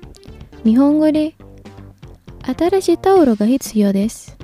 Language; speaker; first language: Japanese; non-native, fluent; Indonesian